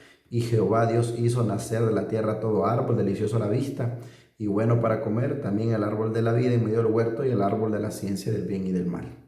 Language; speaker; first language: Spanish; native; Spanish